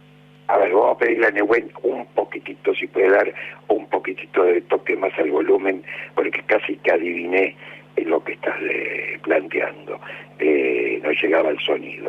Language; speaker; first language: Spanish; native; Spanish